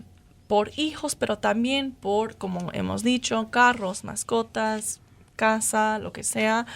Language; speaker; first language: Spanish; non-native, fluent; English